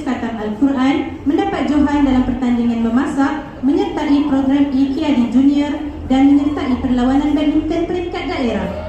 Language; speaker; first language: Malay; native; Malay